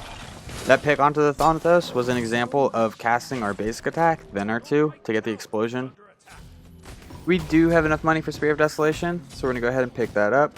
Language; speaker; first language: English; native; English